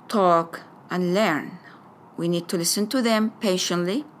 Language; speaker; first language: English; non-native, fluent; Arabic